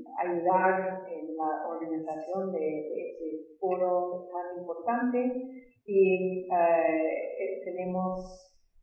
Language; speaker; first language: Spanish; non-native, fluent; English